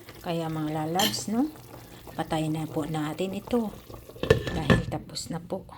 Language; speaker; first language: Filipino; native; Filipino